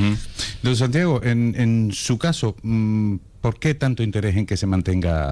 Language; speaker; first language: Spanish; native; Spanish